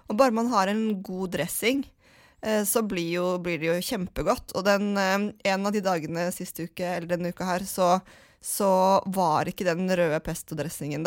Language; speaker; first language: Norwegian; native; Norwegian